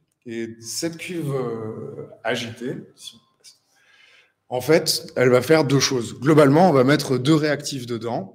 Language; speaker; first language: French; native; French